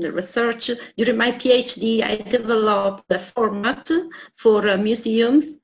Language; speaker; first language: English; non-native, fluent; Italian